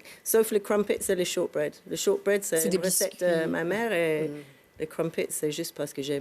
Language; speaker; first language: French; non-native, fluent; English